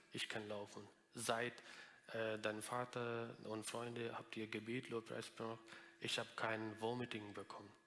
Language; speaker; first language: German; non-native, learner; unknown